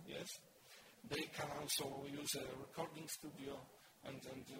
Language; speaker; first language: English; non-native, learner; Polish